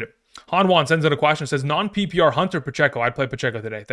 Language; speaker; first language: English; native; English